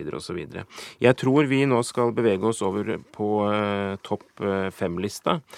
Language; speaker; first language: Norwegian; native; Norwegian